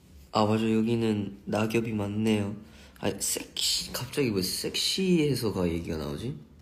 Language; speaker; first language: Korean; early bilingual, other home language; English